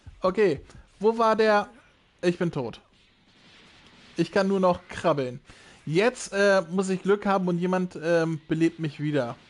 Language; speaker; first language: German; native; German